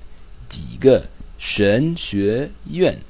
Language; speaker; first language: Chinese; non-native, learner; Czech